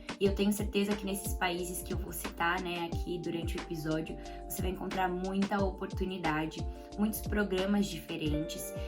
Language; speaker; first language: Portuguese; native; Portuguese